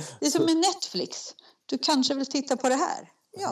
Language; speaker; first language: Swedish; native; Swedish